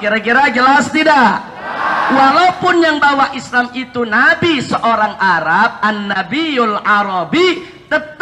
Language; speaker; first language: Indonesian; native; Indonesian